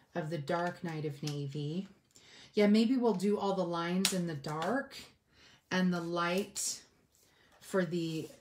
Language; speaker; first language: English; native; English